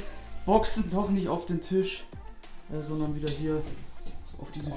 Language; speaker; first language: German; native; German